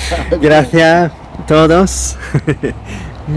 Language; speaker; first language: Spanish; non-native, learner; Swedish